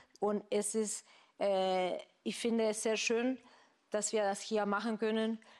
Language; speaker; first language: German; non-native, fluent; Spanish